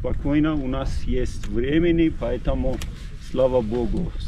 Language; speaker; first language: Russian; non-native, learner; Persian